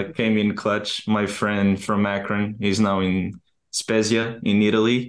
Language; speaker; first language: English; non-native, fluent; Portuguese